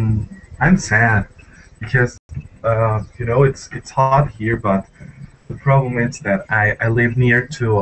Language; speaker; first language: English; non-native, learner; Spanish